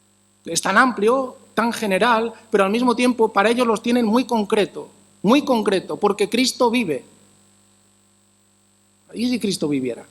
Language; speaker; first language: Spanish; native; Spanish